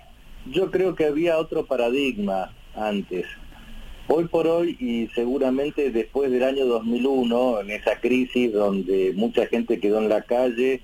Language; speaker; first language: Spanish; native; Spanish